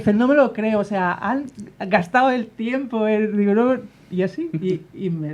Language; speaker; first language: Spanish; native; Spanish